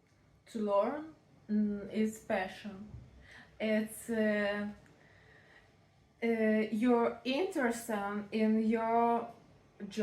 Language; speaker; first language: English; non-native, learner; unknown